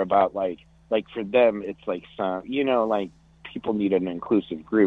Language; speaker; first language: English; native; English